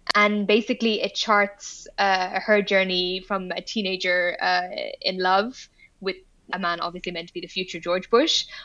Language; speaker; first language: English; native; English